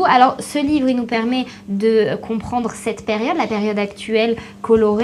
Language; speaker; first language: French; native; French